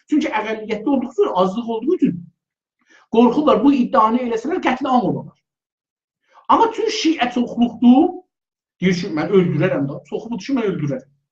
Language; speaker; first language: Azerbaijani; native; Azerbaijani